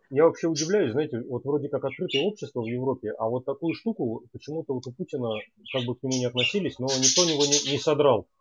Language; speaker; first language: Russian; native; Russian